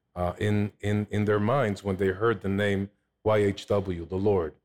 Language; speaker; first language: English; non-native, fluent; Hebrew